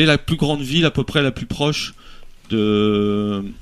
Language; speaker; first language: French; native; French